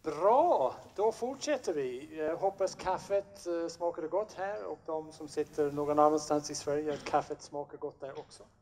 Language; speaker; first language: Swedish; non-native, fluent; English